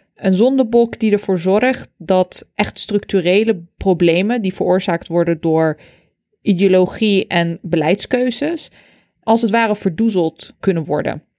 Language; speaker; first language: Dutch; early bilingual, other home language; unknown